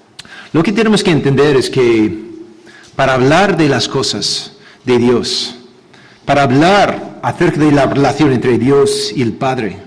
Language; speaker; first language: Spanish; non-native, fluent; English